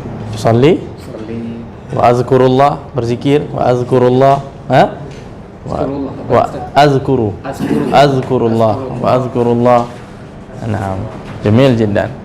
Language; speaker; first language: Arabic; non-native, fluent; Indonesian